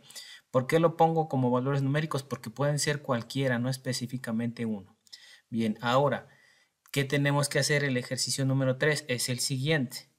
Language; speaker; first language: Spanish; native; Spanish